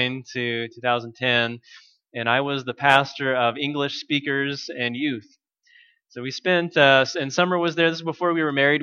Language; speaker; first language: English; native; English